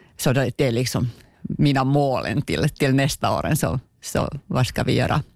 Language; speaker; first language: Swedish; non-native, local second language; Finnish